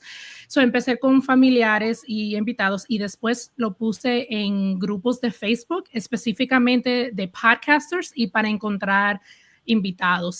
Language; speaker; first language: Spanish; early bilingual, heritage; Spanish